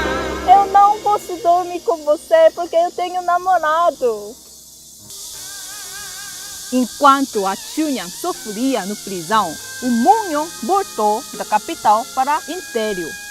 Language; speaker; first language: Portuguese; non-native, fluent; Korean